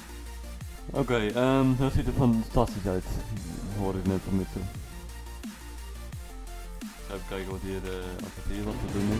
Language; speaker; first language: Dutch; native; Dutch